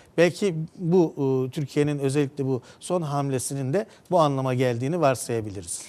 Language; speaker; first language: Turkish; native; Turkish